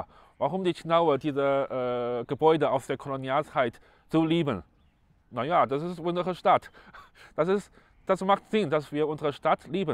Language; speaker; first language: German; non-native, fluent; Chinese